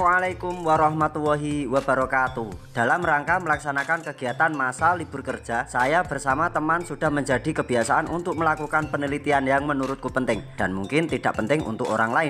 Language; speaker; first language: Indonesian; non-native, local second language; Javanese